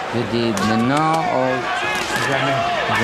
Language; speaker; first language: French; non-native, learner; Romanian